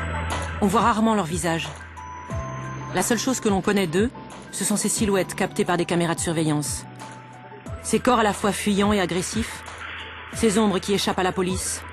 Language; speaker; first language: French; native; French